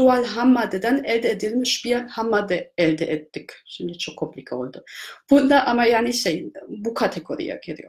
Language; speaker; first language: Turkish; non-native, fluent; German